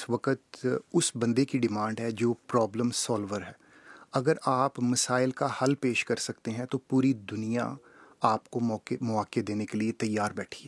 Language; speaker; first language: Urdu; native; Urdu